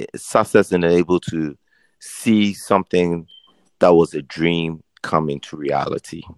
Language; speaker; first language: English; non-native, local second language; Akan